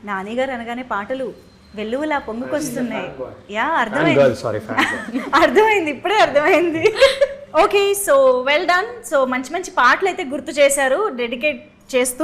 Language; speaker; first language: Telugu; native; Telugu